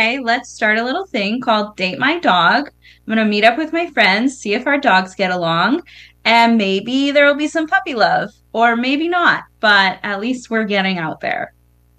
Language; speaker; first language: English; native; English